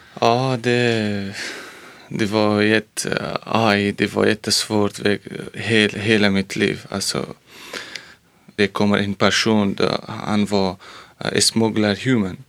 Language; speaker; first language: Swedish; non-native, learner; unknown